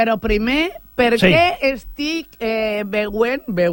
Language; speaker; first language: Catalan; non-native, local second language; Spanish